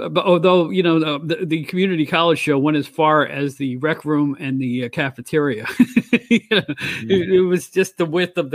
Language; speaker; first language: English; native; English